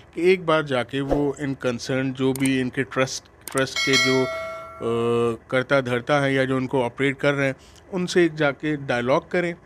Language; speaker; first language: Urdu; non-native, local second language; Sindhi